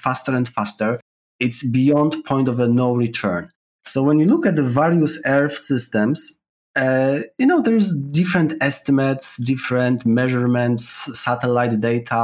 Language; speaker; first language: English; non-native, fluent; Polish